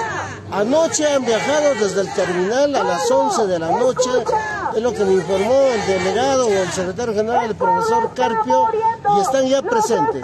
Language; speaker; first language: Spanish; native; Spanish